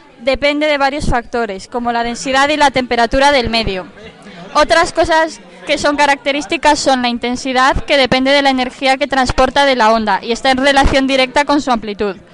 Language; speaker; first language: Spanish; native; Spanish